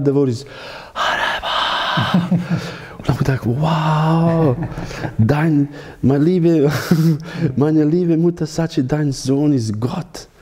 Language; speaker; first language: German; non-native, learner; Croatian